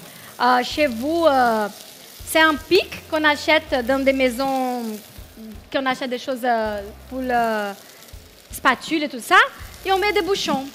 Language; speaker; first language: French; non-native, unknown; Portuguese